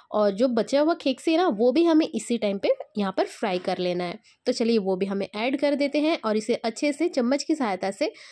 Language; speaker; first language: Hindi; native; Hindi